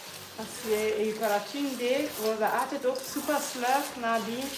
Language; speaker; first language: Dutch; non-native, fluent; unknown